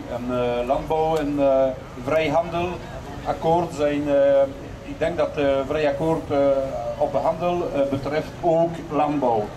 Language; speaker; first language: Dutch; non-native, local second language; French